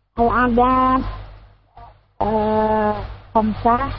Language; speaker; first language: Arabic; non-native, learner; Indonesian